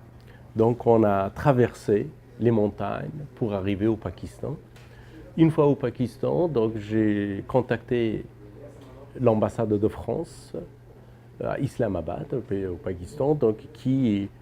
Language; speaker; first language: French; non-native, fluent; Persian